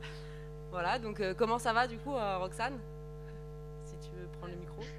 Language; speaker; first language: French; native; French